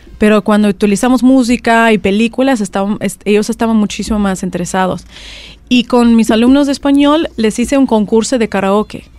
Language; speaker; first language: Spanish; non-native, fluent; Russian